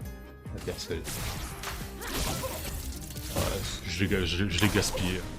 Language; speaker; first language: French; native; French